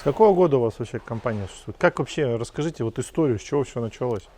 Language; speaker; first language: Russian; native; Russian